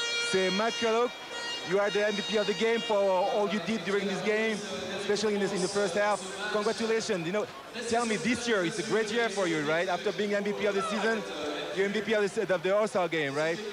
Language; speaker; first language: English; non-native, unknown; French